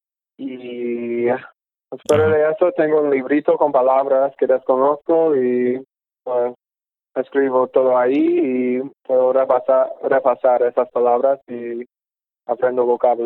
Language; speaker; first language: Spanish; non-native, fluent; English